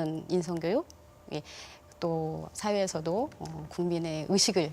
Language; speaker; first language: Korean; native; Korean